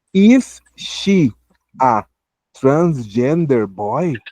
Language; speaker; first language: English; non-native, fluent; Portuguese